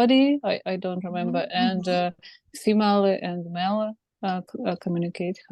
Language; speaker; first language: English; non-native, learner; Russian